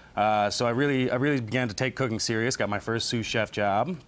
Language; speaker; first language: English; native; English